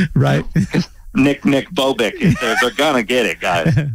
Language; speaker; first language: English; native; English